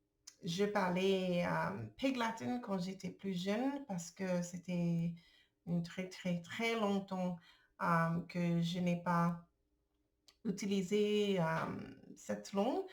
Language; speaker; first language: French; non-native, learner; English